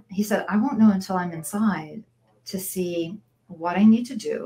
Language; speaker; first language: English; native; English